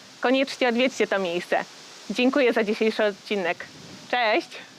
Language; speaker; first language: Polish; native; Polish